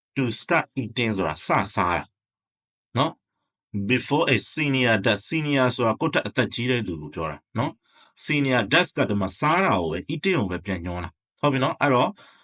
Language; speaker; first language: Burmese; native; Burmese